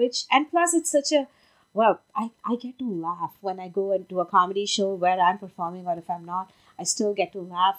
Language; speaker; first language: English; non-native, local second language; Tamil